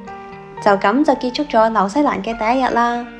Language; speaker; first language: Chinese; native; Chinese